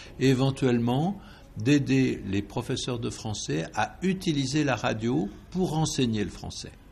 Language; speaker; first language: French; native; French